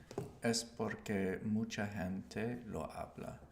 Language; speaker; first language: Spanish; non-native, learner; English